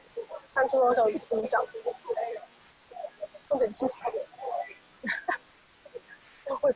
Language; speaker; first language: Chinese; native; Chinese